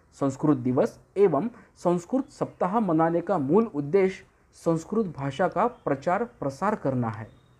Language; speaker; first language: Hindi; non-native, local second language; Marathi